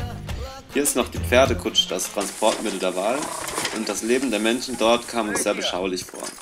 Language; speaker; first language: German; native; German